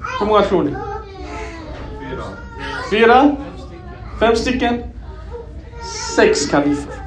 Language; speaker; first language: Swedish; early bilingual, other home language; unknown